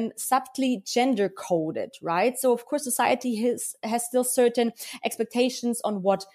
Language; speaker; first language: English; early bilingual, heritage; German